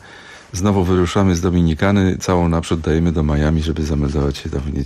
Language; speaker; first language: Polish; native; Polish